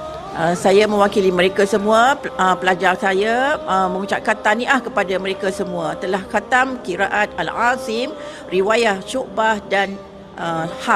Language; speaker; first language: Malay; native; Malay